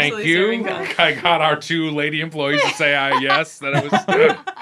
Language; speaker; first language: English; native; English